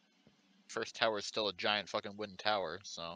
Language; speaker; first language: English; native; English